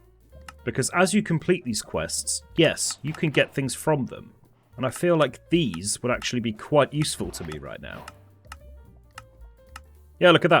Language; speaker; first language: English; native; English